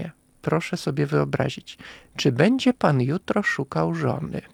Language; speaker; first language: Polish; non-native, fluent; Russian